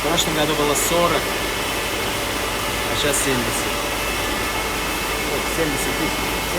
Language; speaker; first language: Russian; native; Russian